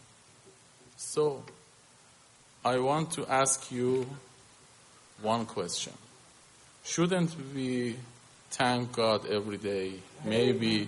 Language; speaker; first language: English; non-native, learner; Persian